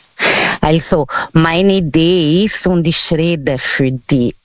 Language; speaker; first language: German; non-native, learner; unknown